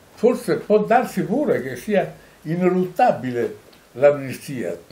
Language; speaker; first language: Italian; native; Italian